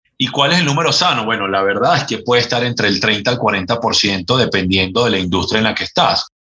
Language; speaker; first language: Spanish; native; Spanish